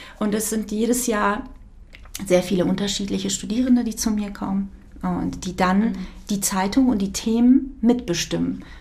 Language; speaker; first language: German; early bilingual, other home language; Kurdish